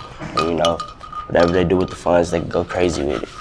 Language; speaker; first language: English; native; English